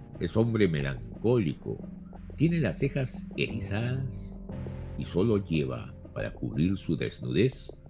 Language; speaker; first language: Spanish; native; Spanish